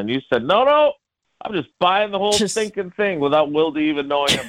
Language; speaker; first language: English; native; English